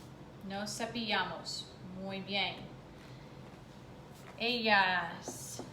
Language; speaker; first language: Spanish; non-native, fluent; English